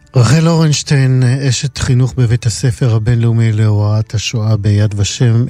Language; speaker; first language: Hebrew; native; Hebrew